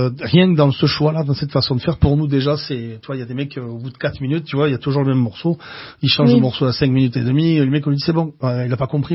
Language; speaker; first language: French; native; French